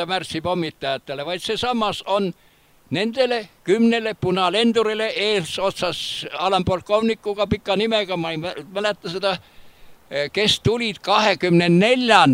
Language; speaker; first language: Estonian; native; Estonian